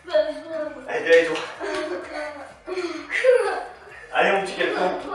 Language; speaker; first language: French; native; French